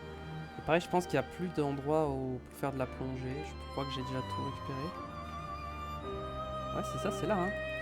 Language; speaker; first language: French; native; French